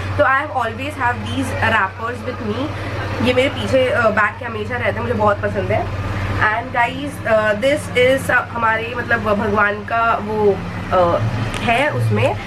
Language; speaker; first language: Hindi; non-native, local second language; Marathi